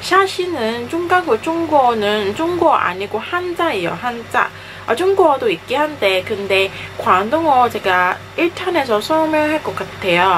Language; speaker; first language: Korean; non-native, fluent; Cantonese